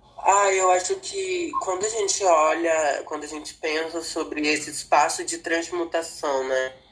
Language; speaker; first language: Portuguese; non-native, local second language; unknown